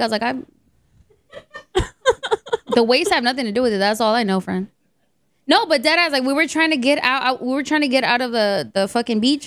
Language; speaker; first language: English; early bilingual, other home language; Spanish